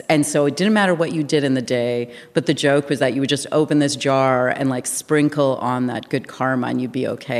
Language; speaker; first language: English; native; English